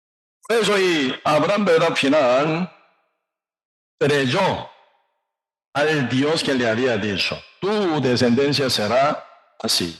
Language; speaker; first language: Spanish; non-native, learner; Korean